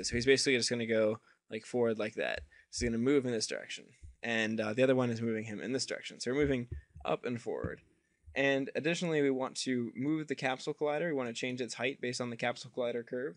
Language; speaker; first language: English; native; English